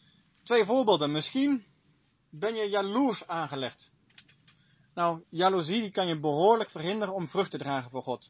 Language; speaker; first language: Dutch; native; Dutch